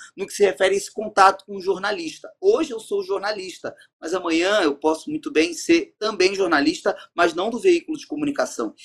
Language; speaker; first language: Portuguese; native; Portuguese